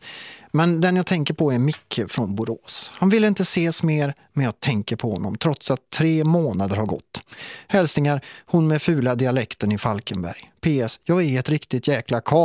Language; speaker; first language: Swedish; native; Swedish